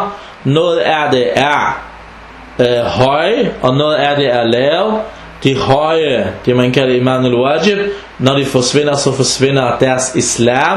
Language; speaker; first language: Danish; early bilingual, other home language; Arabic